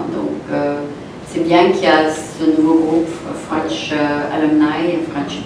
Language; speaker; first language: French; non-native, fluent; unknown